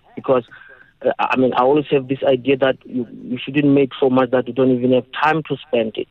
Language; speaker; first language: English; non-native, local second language; Northern Sotho